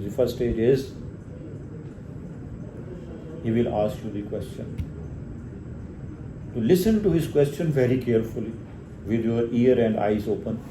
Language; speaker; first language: English; non-native, local second language; Urdu